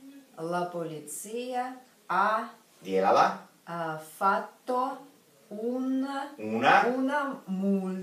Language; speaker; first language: Italian; non-native, learner; Russian